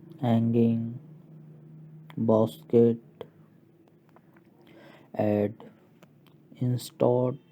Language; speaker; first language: English; non-native, local second language; Urdu